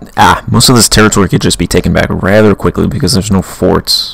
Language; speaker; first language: English; native; English